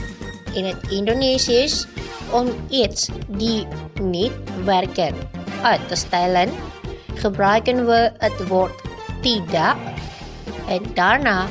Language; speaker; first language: Dutch; non-native, learner; Indonesian